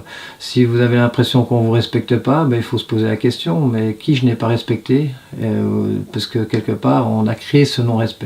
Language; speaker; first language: French; native; French